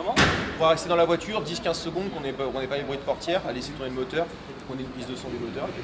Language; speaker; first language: French; native; French